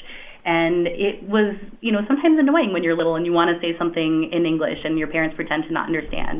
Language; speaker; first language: English; native; English